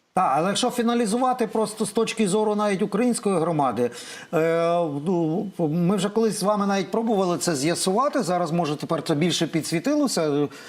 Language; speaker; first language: Ukrainian; native; Ukrainian